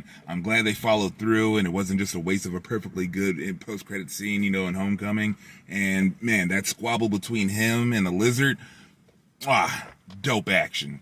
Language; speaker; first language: English; native; English